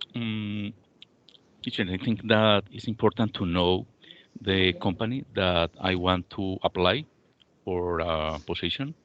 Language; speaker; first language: English; non-native, learner; Spanish